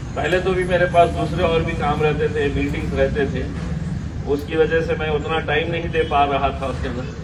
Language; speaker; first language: Hindi; non-native, local second language; Marathi